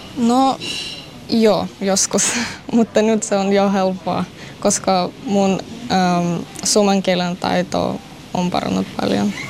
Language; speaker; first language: Finnish; non-native, fluent; Russian